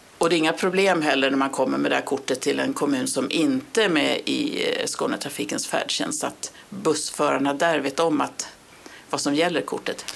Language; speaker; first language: Swedish; native; Swedish